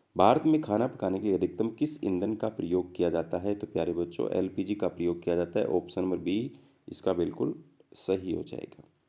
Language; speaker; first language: Hindi; native; Hindi